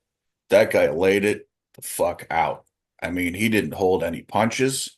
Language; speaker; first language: English; native; English